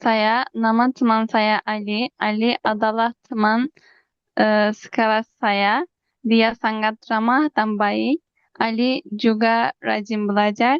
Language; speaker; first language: Indonesian; non-native, learner; Turkish